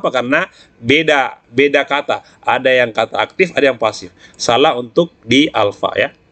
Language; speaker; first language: Indonesian; native; Indonesian